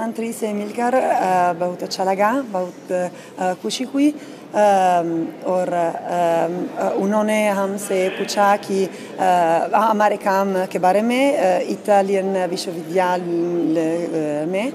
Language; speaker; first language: Hindi; non-native, fluent; Italian